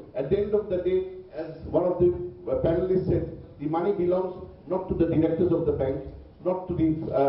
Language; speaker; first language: English; non-native, local second language; Bangla